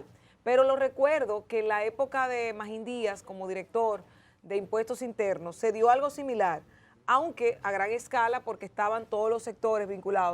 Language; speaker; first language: Spanish; native; Spanish